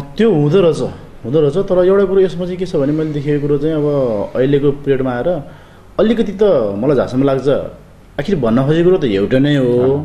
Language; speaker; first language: Nepali; non-native, local second language; Gurung